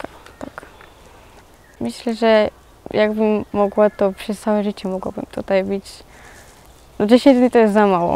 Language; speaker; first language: Polish; early bilingual, other home language; Georgian